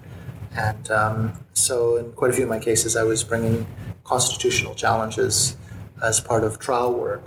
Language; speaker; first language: English; native; English